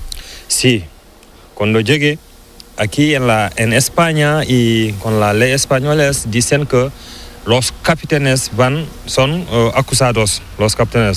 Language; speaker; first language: Spanish; non-native, learner; Fula